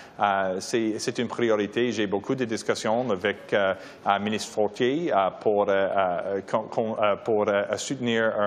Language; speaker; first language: French; non-native, local second language; English